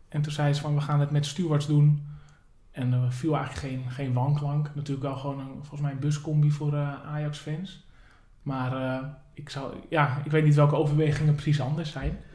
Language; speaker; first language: Dutch; native; Dutch